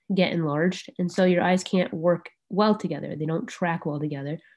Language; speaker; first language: English; native; English